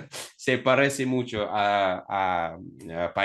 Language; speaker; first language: Spanish; non-native, fluent; Russian